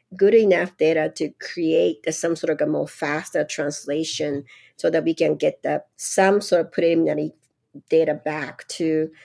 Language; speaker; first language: English; non-native, fluent; Japanese